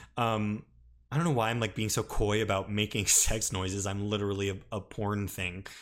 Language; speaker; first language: English; native; English